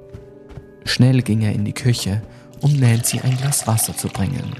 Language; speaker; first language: German; native; German